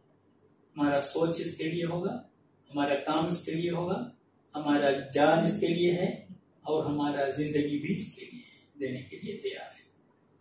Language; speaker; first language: Hindi; non-native, local second language; Malayalam